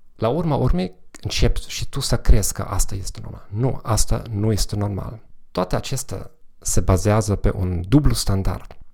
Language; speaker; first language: Romanian; non-native, fluent; German